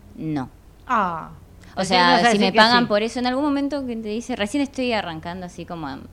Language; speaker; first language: Spanish; native; Spanish